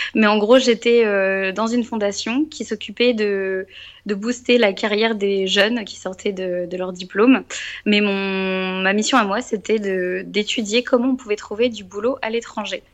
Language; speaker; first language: French; native; French